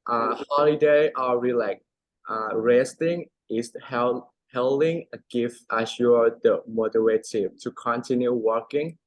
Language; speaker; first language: English; non-native, learner; Thai